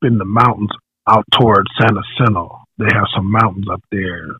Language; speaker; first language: English; native; English